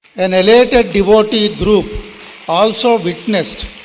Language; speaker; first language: English; non-native, local second language; Kannada